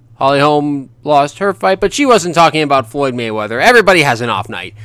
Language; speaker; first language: English; native; English